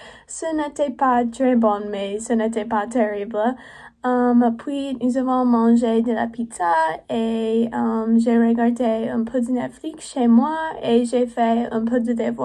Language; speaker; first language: French; non-native, learner; English